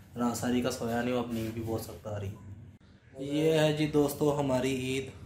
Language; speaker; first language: Urdu; non-native, local second language; Punjabi